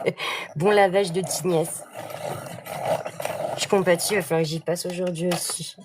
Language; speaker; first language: French; native; French